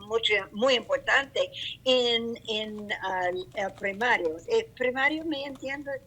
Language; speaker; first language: Spanish; non-native, learner; English